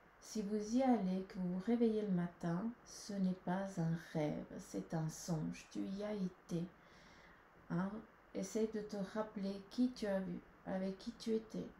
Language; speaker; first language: French; native; French